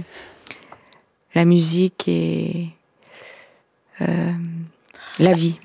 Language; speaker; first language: French; non-native, fluent; Korean